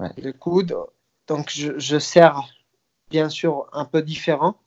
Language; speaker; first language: French; non-native, fluent; Spanish